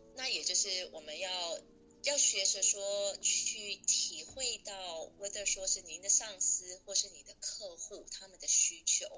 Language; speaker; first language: Chinese; native; Chinese